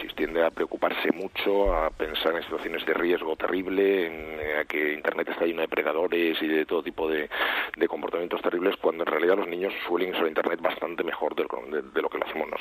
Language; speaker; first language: Spanish; native; Spanish